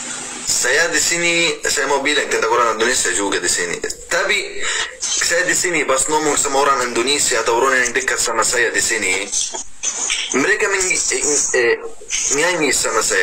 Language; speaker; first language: Indonesian; non-native, learner; Arabic